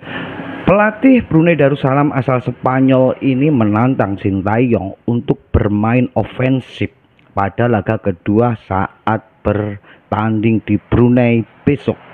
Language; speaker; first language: Indonesian; native; Indonesian